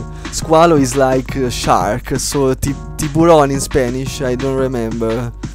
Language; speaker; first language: English; non-native, learner; Italian